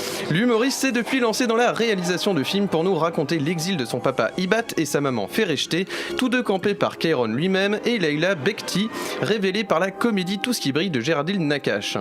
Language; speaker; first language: French; native; French